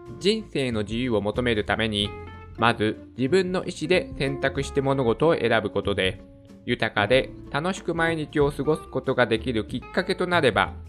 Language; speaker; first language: Japanese; native; Japanese